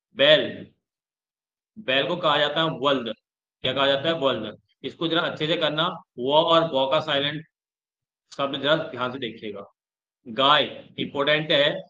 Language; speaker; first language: Hindi; native; Hindi